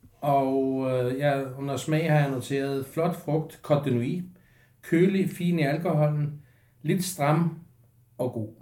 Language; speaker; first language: Danish; native; Danish